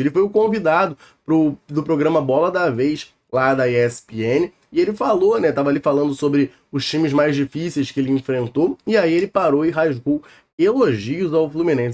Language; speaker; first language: Portuguese; native; Portuguese